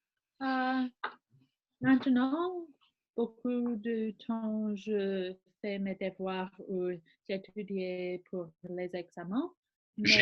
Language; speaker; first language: French; non-native, learner; English